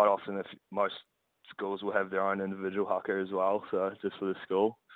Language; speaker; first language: English; native; English